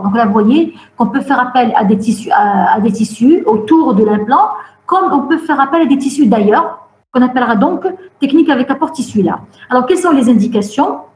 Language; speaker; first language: French; non-native, local second language; Arabic